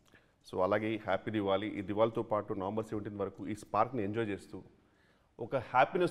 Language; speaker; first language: Telugu; native; Telugu